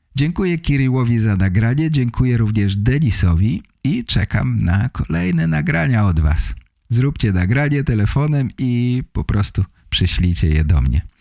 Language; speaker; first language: Polish; native; Polish